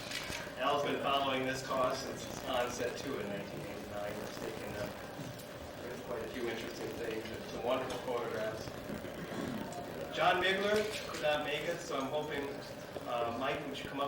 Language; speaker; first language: English; native; English